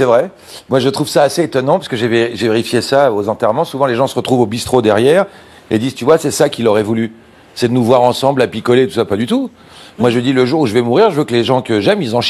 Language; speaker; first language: French; native; French